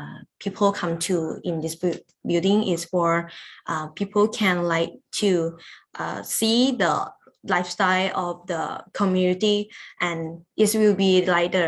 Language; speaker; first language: English; non-native, learner; Lao